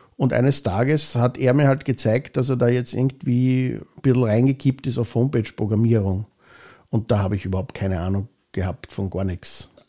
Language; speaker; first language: German; native; German